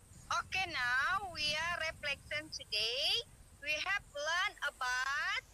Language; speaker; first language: English; non-native, learner; Indonesian